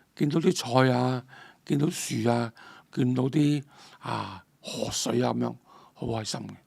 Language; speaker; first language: Cantonese; native; Cantonese